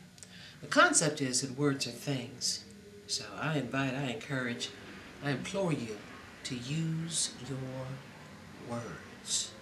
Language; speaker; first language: English; native; English